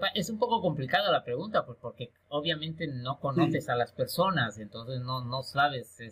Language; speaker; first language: Spanish; native; Spanish